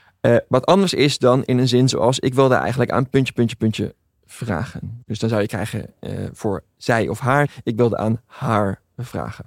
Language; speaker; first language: Dutch; native; Dutch